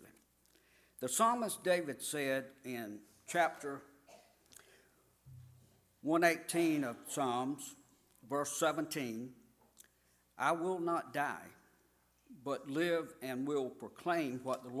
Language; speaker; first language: English; native; English